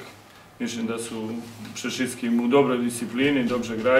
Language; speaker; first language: Polish; non-native, learner; Serbian